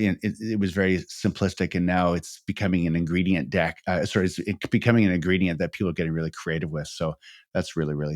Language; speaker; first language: English; native; English